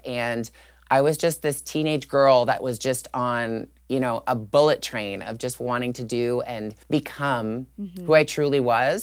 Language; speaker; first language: English; native; English